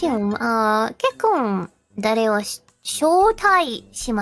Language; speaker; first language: Japanese; non-native, learner; English